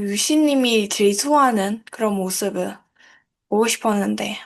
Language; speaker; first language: Korean; non-native, learner; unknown